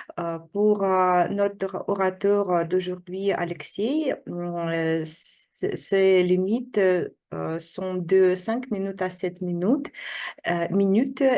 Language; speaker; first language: French; non-native, fluent; Russian